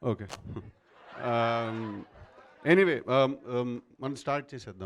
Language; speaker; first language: Telugu; native; Telugu